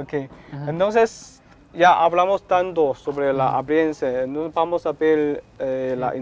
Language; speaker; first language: Spanish; non-native, learner; Chinese